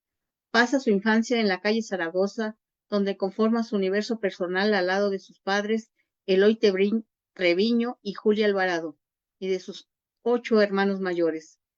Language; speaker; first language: Spanish; native; Spanish